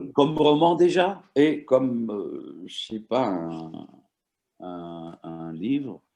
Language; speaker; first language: French; non-native, fluent; Turkish